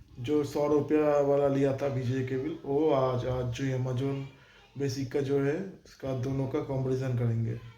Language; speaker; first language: Hindi; non-native, local second language; Bangla